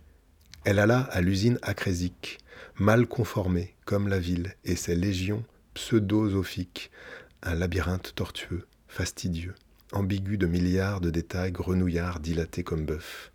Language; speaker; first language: French; native; French